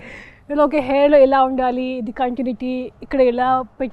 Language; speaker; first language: Telugu; non-native, local second language; Hindi